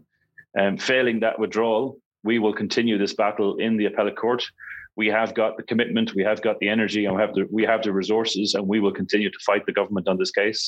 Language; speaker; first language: English; native; English